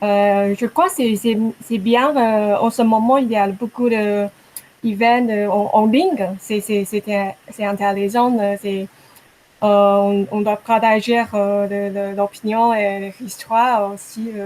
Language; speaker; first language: French; non-native, learner; Chinese